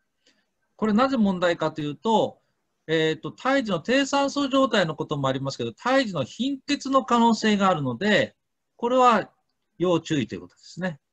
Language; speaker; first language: Japanese; native; Japanese